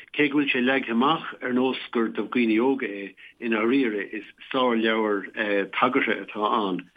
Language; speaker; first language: Irish; native; Irish